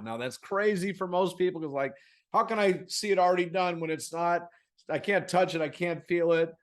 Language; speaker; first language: English; native; English